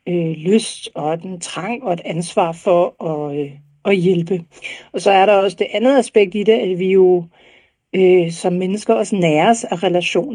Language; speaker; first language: Danish; native; Danish